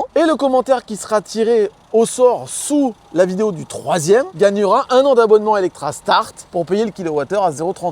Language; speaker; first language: French; native; French